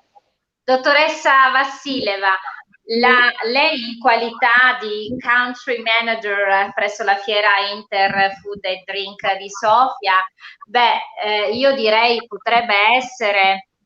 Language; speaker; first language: Italian; native; Italian